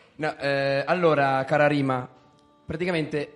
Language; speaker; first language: Italian; native; Italian